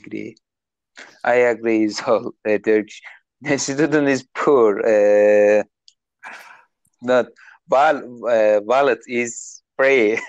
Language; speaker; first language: English; non-native, learner; Turkish